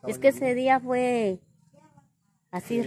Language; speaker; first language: Spanish; native; Spanish